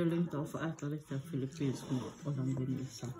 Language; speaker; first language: Swedish; early bilingual, other home language; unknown